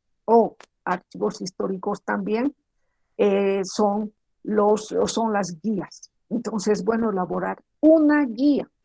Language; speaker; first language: Spanish; native; Spanish